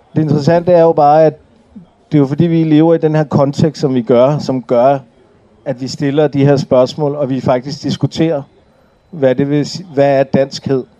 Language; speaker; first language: Danish; early bilingual, other home language; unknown